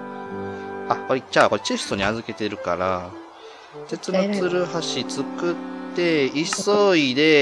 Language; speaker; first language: Japanese; native; Japanese